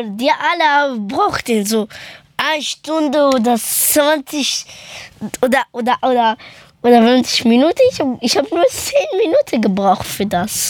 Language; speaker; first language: German; early bilingual, other home language; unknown